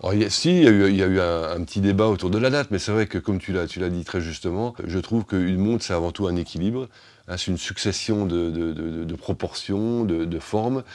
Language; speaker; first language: French; native; French